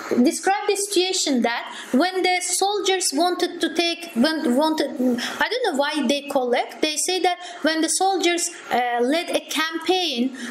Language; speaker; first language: English; non-native, fluent; Azerbaijani